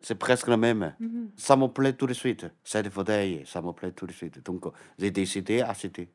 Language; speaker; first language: French; non-native, fluent; Chinese